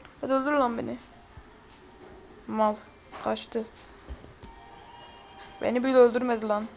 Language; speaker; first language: Turkish; native; Turkish